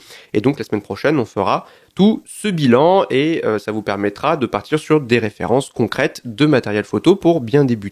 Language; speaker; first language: French; native; French